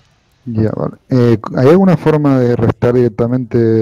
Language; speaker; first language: Spanish; native; Spanish